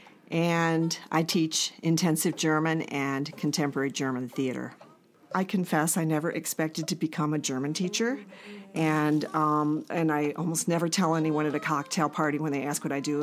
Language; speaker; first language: English; native; English